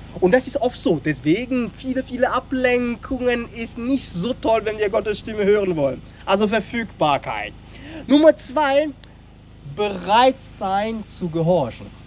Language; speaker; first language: German; non-native, fluent; French